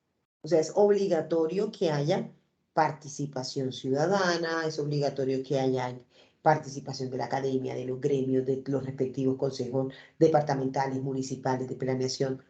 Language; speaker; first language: Spanish; native; Spanish